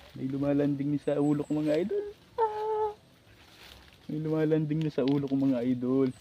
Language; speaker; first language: Filipino; native; Filipino